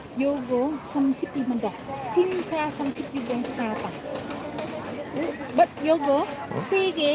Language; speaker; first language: Korean; non-native, learner; Vietnamese